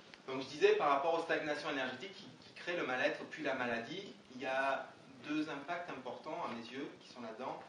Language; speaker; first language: French; native; French